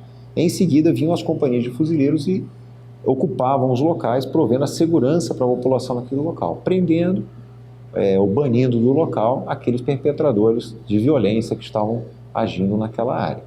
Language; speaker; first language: Portuguese; native; Portuguese